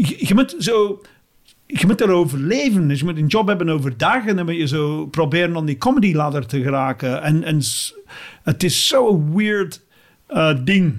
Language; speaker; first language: Dutch; non-native, fluent; English